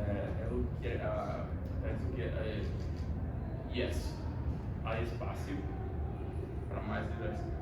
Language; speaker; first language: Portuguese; non-native, learner; Spanish